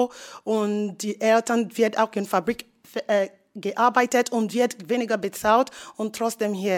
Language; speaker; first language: German; non-native, learner; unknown